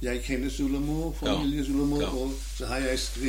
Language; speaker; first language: Norwegian; non-native, learner; German